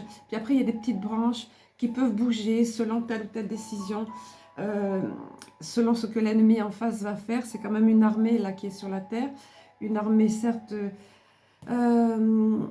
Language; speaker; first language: French; native; French